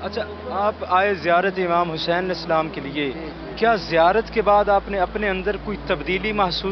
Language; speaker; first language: Urdu; native; Urdu